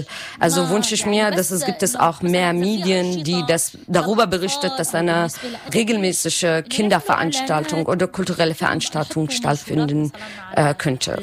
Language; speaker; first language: German; non-native, learner; Arabic